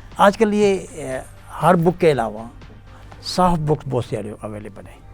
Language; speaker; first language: Urdu; non-native, local second language; Pashto